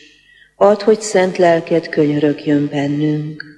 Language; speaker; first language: Hungarian; native; Hungarian